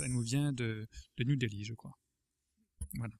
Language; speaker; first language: French; native; French